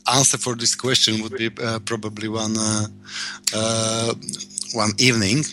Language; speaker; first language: English; non-native, learner; Slovak